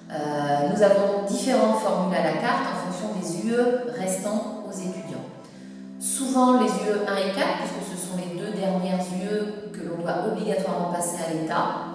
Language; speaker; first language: French; native; French